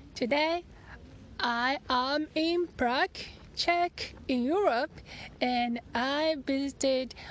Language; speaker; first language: English; non-native, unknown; Japanese